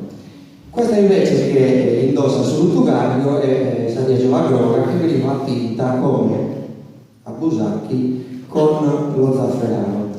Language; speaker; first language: Italian; native; Italian